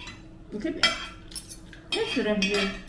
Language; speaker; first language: Dutch; non-native, learner; Filipino